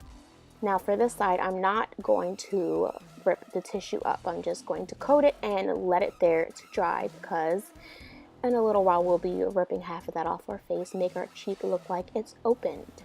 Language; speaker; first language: English; native; English